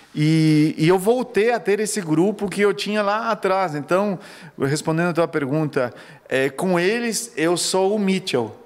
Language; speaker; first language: Portuguese; non-native, fluent; Spanish